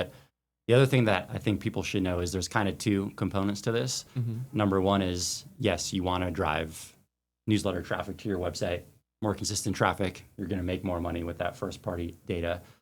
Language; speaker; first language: English; native; English